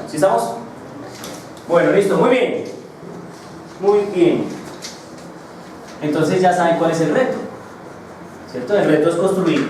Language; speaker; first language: Spanish; native; Spanish